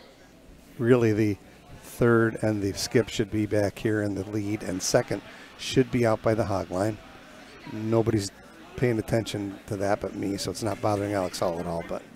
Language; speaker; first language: English; native; English